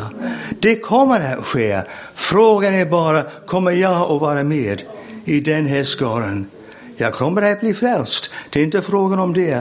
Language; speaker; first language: Swedish; non-native, fluent; English